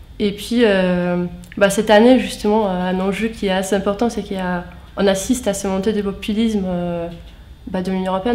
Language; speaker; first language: French; non-native, fluent; Polish